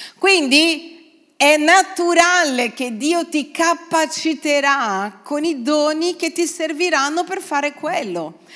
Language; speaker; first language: Italian; non-native, fluent; Portuguese